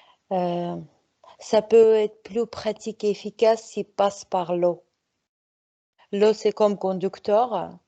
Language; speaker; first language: French; non-native, fluent; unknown